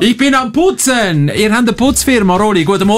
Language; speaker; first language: German; native; German